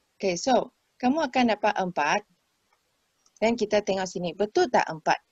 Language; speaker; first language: Malay; non-native, local second language; Chinese